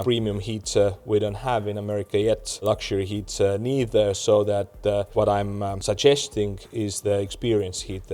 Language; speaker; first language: English; non-native, fluent; Estonian